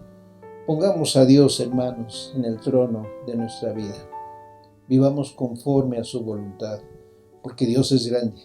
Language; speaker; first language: Spanish; native; Spanish